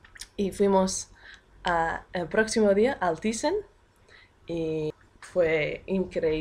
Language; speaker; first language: Spanish; non-native, fluent; English